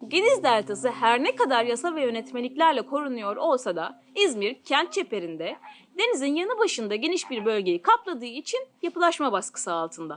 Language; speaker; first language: Turkish; native; Turkish